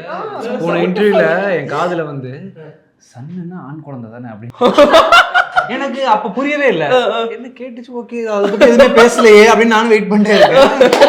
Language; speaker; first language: Tamil; native; Tamil